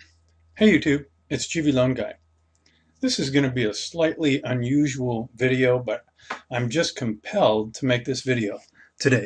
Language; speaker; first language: English; native; English